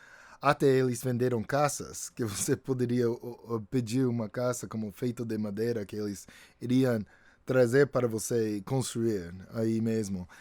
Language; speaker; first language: Portuguese; non-native, fluent; English